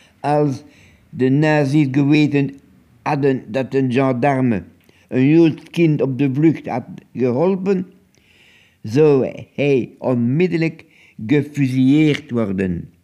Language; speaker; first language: Dutch; non-native, local second language; French